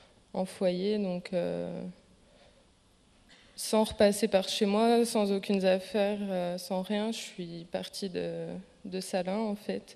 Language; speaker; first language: French; native; French